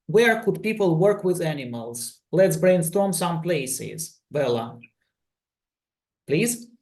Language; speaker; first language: English; non-native, fluent; Russian